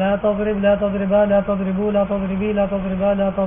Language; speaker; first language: Arabic; non-native, learner; Urdu